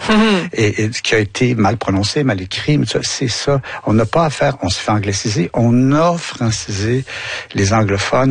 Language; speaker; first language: French; native; French